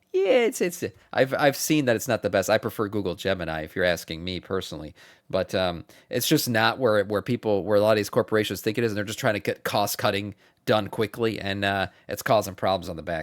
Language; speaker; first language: English; native; English